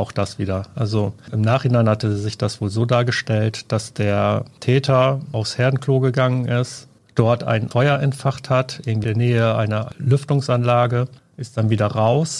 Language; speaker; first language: German; native; German